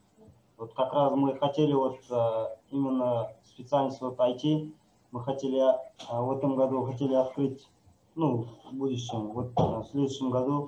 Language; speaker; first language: Russian; non-native, local second language; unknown